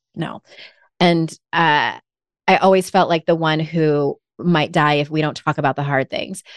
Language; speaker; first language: English; native; English